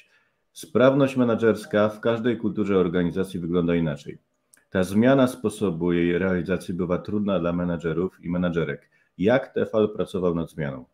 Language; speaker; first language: Polish; native; Polish